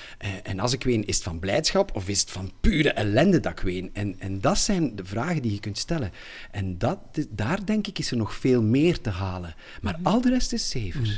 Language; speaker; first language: Dutch; native; Dutch